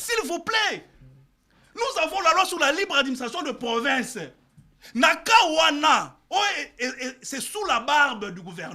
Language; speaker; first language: French; non-native, local second language; Lingala